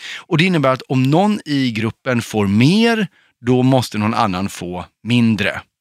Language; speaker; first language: Swedish; native; Swedish